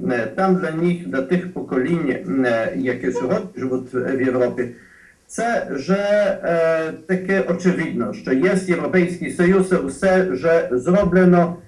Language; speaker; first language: Ukrainian; non-native, fluent; Polish